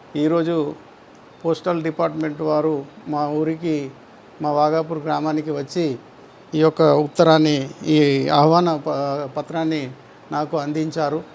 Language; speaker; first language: Telugu; non-native, local second language; Gondi